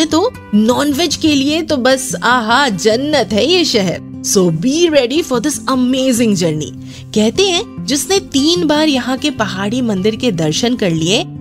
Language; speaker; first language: Hindi; native; Hindi